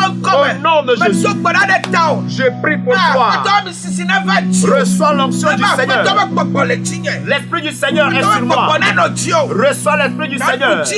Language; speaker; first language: French; non-native, local second language; Ewe